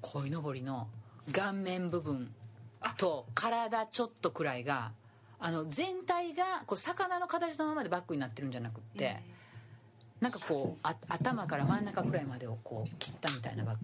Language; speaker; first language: Japanese; native; Japanese